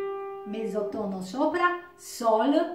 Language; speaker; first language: Italian; non-native, learner; Japanese